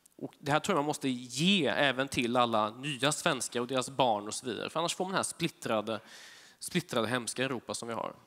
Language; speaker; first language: Swedish; early bilingual, other home language; Polish